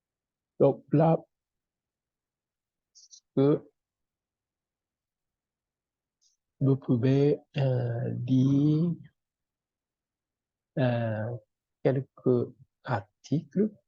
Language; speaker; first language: French; non-native, fluent; Japanese